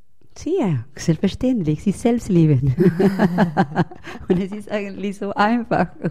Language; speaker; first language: German; non-native, fluent; Spanish